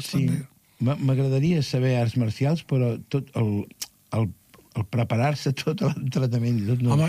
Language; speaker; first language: Catalan; native; Catalan